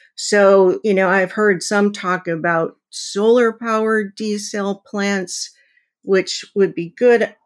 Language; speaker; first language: English; native; English